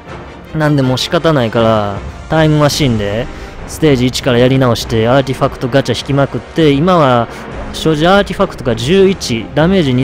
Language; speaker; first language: Japanese; native; Japanese